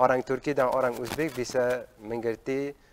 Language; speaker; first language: Indonesian; non-native, learner; Uzbek